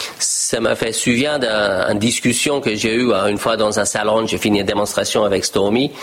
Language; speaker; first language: French; non-native, fluent; English